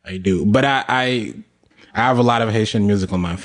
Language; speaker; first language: English; non-native, fluent; Haitian Creole